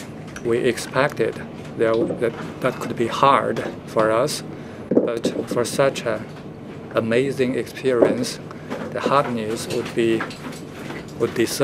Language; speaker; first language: English; non-native, fluent; Chinese